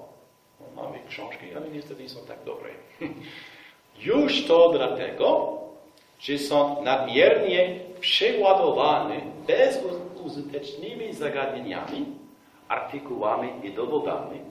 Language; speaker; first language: Polish; non-native, fluent; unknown